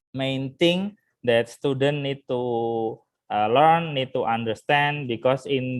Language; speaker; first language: English; non-native, fluent; Indonesian